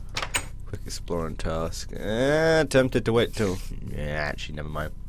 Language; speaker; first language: English; native; English